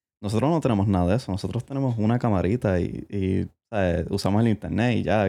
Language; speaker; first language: Spanish; native; Spanish